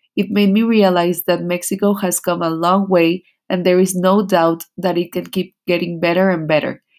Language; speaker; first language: English; non-native, fluent; Spanish